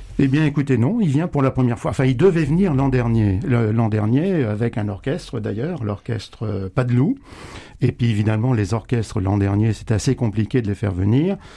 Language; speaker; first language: French; native; French